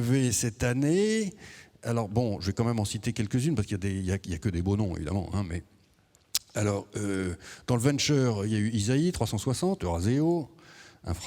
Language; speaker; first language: French; native; French